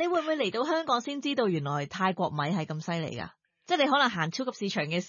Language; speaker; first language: Cantonese; native; Cantonese